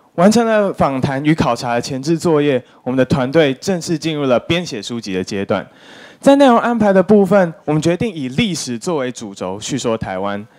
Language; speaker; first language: Chinese; native; Chinese